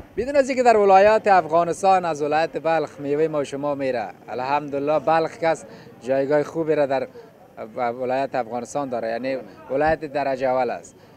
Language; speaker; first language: Persian; native; Persian